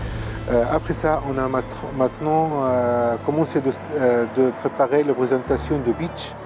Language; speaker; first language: French; non-native, fluent; Arabic